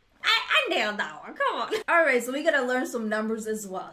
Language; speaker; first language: English; non-native, fluent; Swedish